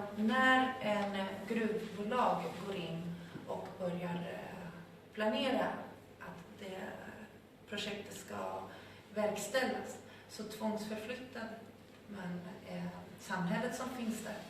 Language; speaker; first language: Swedish; non-native, fluent; Spanish